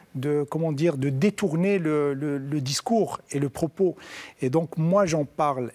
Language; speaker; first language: French; non-native, local second language; Arabic